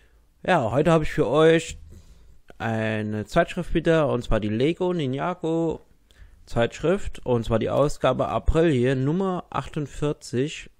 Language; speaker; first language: German; native; German